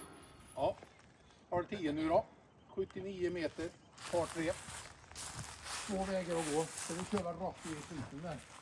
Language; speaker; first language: Swedish; native; Swedish